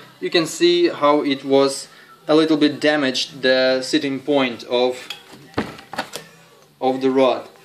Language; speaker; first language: English; non-native, fluent; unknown